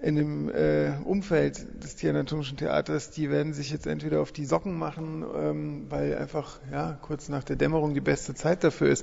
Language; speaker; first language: German; native; German